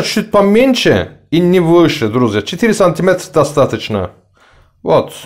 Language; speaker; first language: Russian; non-native, learner; Turkish